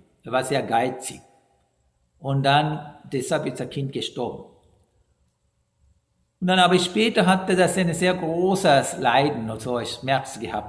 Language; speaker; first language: German; non-native, fluent; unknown